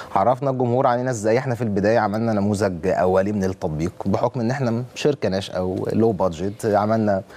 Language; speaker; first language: Arabic; native; Arabic